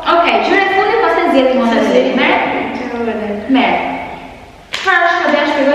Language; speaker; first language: Albanian; early bilingual, heritage; Albanian